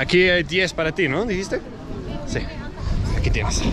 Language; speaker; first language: Spanish; non-native, learner; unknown